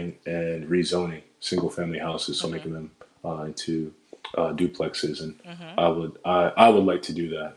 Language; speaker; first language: English; native; English